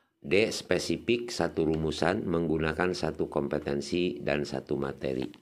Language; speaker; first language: Indonesian; non-native, local second language; Sundanese